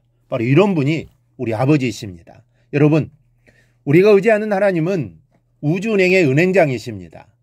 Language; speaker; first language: Korean; native; Korean